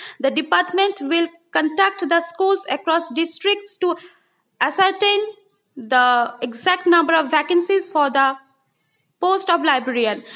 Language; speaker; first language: English; non-native, local second language; Bangla